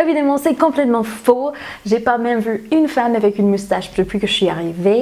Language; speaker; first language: French; non-native, fluent; English